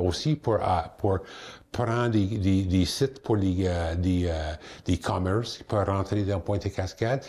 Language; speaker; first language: French; non-native, local second language; English